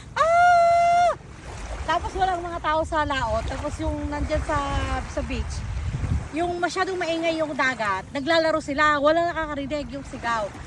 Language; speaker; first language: Filipino; native; Filipino